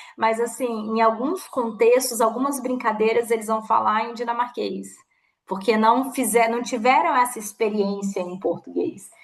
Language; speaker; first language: Portuguese; native; Portuguese